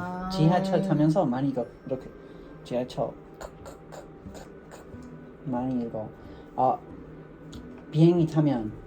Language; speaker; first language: Korean; non-native, learner; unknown